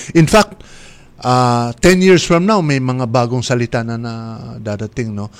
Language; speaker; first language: Filipino; native; Filipino